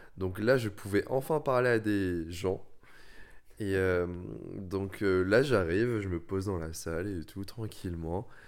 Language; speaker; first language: French; early bilingual, other home language; Vietnamese